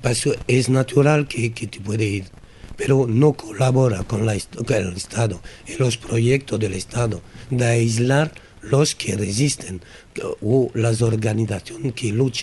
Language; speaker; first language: Spanish; non-native, learner; French